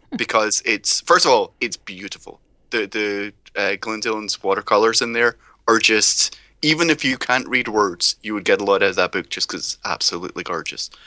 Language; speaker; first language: English; native; English